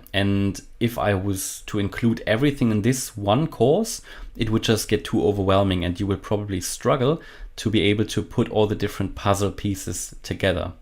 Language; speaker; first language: English; non-native, fluent; German